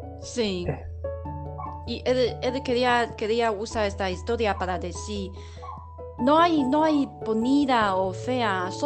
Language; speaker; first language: Spanish; non-native, learner; Chinese